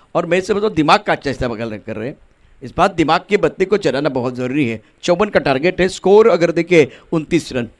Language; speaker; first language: Hindi; non-native, local second language; Marathi